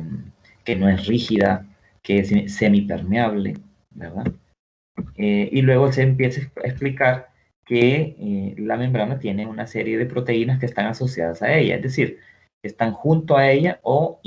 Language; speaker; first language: Spanish; native; Spanish